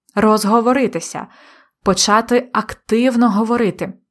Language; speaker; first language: Ukrainian; native; Ukrainian